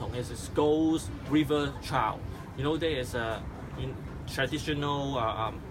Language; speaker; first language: English; non-native, local second language; Cantonese